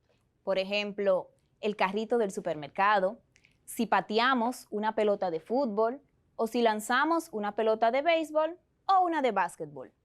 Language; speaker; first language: Spanish; native; Spanish